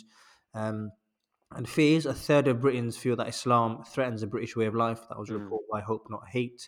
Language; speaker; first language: English; native; English